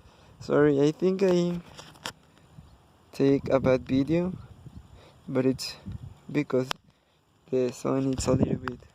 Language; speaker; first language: English; non-native, learner; Spanish